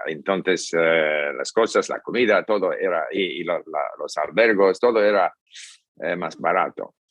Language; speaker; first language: Spanish; non-native, fluent; English